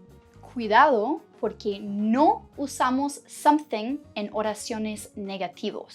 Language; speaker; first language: Spanish; non-native, fluent; English